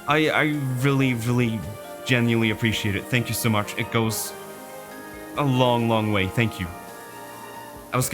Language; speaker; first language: English; non-native, fluent; Norwegian